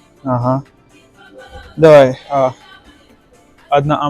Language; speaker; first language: Russian; non-native, learner; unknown